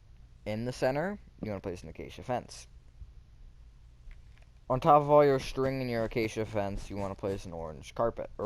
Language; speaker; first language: English; native; English